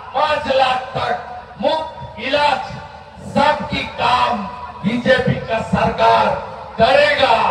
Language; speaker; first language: Hindi; non-native, local second language; Bangla